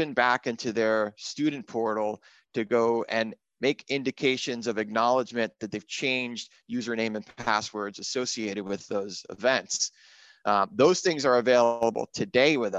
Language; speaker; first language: English; native; English